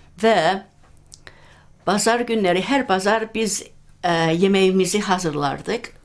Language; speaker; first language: Turkish; early bilingual, heritage; Turkish